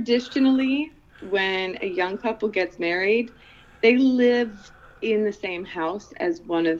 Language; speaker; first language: English; non-native, local second language; Filipino